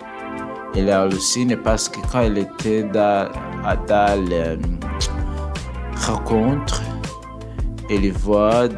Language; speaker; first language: French; non-native, learner; English